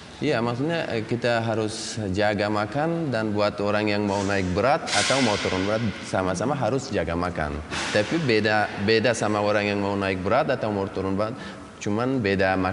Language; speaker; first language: Indonesian; non-native, learner; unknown